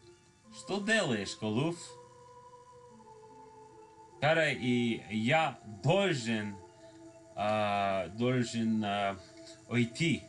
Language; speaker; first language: Russian; non-native, learner; English